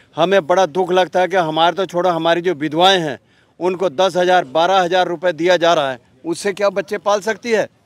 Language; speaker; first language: Hindi; native; Hindi